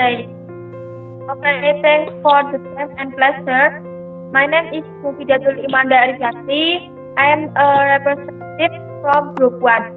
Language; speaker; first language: English; non-native, learner; Indonesian